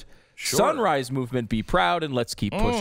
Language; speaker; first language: English; native; English